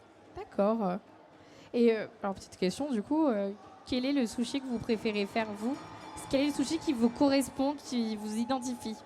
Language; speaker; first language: French; native; French